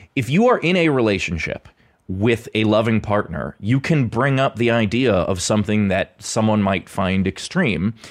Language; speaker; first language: English; native; English